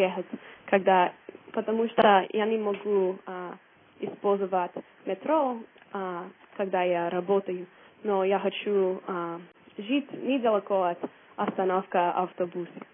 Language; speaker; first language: Russian; non-native, learner; English